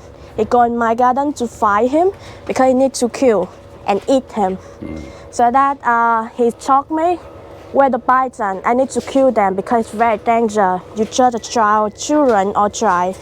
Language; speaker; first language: English; non-native, learner; Vietnamese